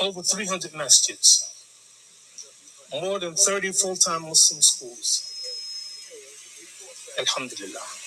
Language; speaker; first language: English; native; English